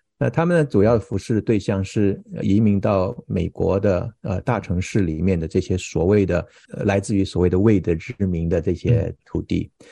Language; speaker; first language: Chinese; early bilingual, heritage; Chinese